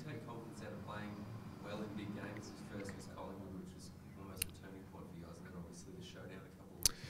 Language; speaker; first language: English; native; English